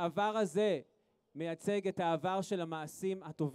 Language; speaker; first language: Hebrew; native; Hebrew